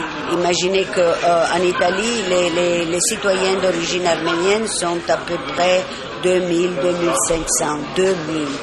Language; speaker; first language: French; non-native, fluent; Italian